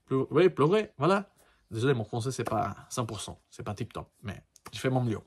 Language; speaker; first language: French; non-native, learner; Portuguese